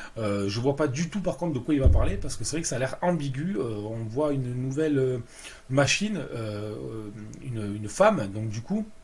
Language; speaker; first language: French; native; French